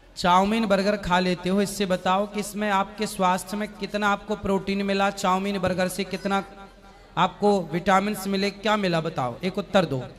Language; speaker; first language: Hindi; native; Hindi